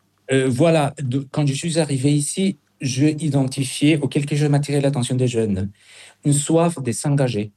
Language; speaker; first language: French; non-native, fluent; Spanish